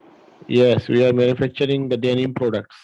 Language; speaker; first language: English; non-native, learner; Bangla